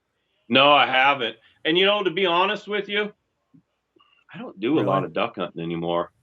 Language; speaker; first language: English; native; English